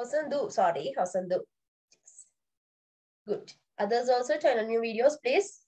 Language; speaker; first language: English; non-native, local second language; Sinhala